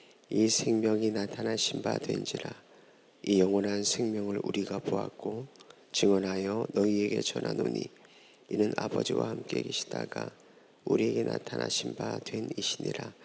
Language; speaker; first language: Korean; native; Korean